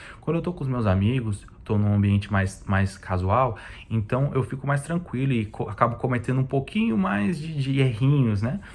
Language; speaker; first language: Portuguese; native; Portuguese